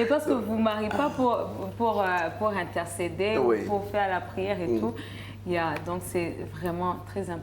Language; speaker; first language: French; non-native, local second language; Rundi